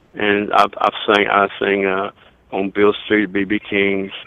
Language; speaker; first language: English; native; English